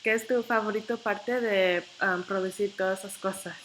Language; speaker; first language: Spanish; non-native, learner; English